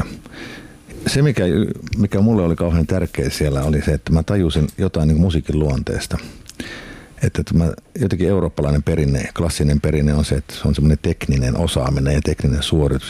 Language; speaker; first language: Finnish; native; Finnish